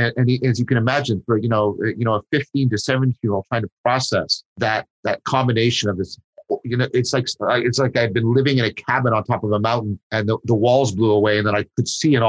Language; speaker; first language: English; native; English